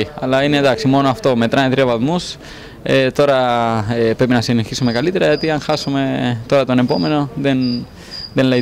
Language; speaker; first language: Greek; non-native, fluent; Spanish